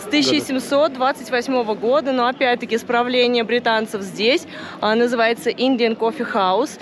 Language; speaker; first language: Russian; native; Russian